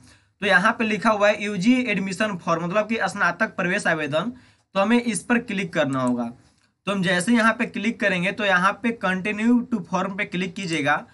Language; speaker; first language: Hindi; native; Hindi